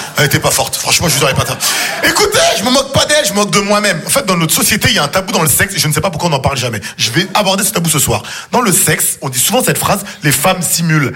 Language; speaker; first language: French; native; French